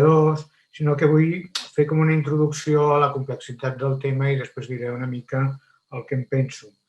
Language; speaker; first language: Catalan; native; Catalan